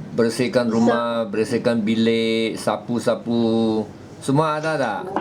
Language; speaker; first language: Malay; non-native, local second language; Chinese